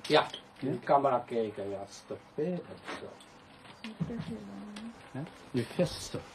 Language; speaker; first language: Dutch; non-native, learner; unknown